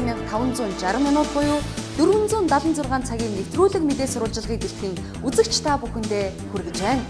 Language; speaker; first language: Mongolian; native; Mongolian